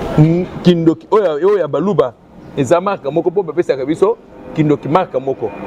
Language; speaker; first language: Lingala; non-native, local second language; Luba-Lulua